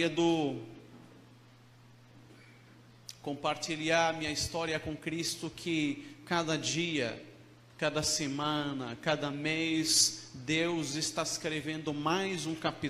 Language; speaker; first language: Portuguese; non-native, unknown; Arabic